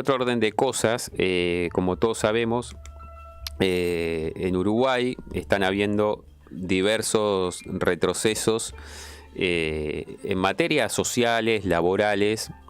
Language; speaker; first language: Spanish; native; Spanish